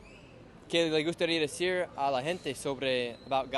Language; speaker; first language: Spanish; non-native, learner; English